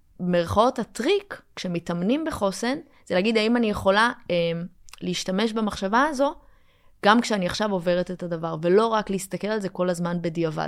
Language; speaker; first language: Hebrew; early bilingual, other home language; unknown